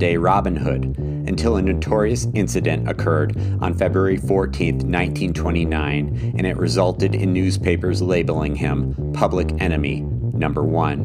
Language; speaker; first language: English; native; English